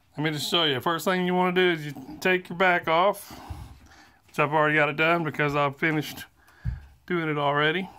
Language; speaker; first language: English; native; English